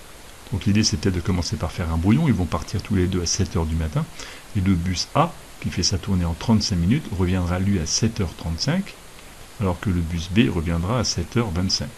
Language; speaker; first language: French; native; French